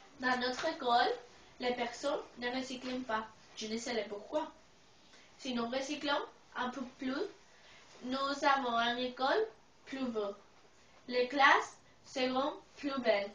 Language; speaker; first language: French; non-native, learner; Spanish